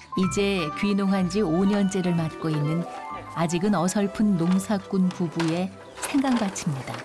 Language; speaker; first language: Korean; native; Korean